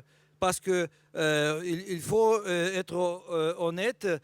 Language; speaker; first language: French; non-native, fluent; Russian